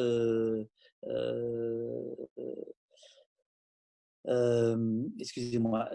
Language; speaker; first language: French; native; French